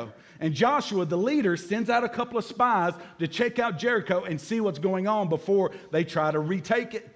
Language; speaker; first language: English; native; English